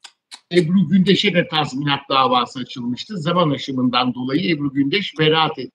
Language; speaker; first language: Turkish; native; Turkish